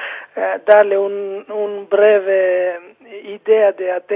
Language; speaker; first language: Spanish; non-native, fluent; Greek